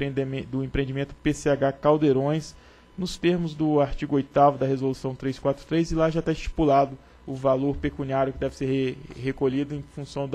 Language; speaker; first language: Portuguese; native; Portuguese